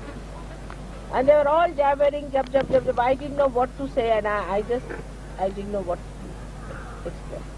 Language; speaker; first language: English; non-native, local second language; Hindi